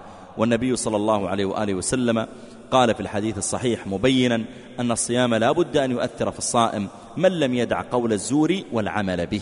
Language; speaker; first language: Arabic; native; Arabic